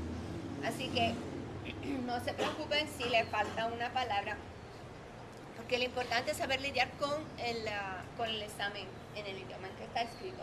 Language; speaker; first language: Spanish; non-native, fluent; Italian